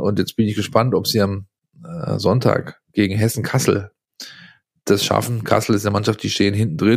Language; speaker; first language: German; native; German